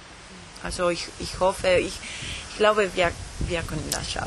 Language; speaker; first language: German; non-native, fluent; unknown